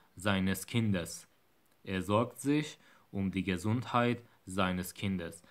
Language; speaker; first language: German; non-native, fluent; Persian